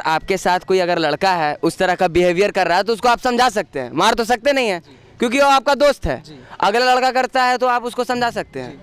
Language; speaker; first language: Hindi; native; Hindi